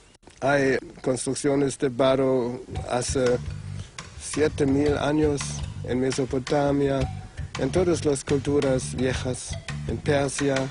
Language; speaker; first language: Spanish; non-native, fluent; German